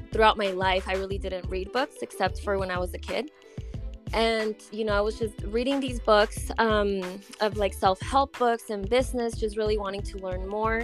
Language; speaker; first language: English; native; English